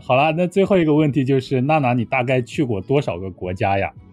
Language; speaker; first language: Chinese; native; Chinese